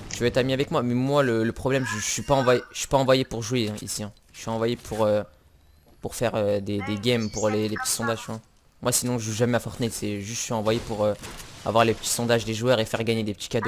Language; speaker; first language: French; native; French